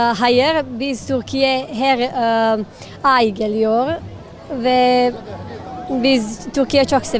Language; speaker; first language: Turkish; non-native, learner; Serbian